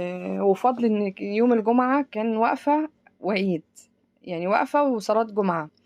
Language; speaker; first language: Arabic; native; Arabic